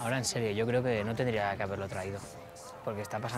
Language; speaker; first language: Spanish; native; Spanish